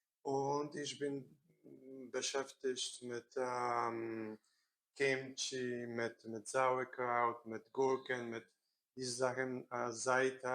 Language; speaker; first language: German; non-native, learner; Korean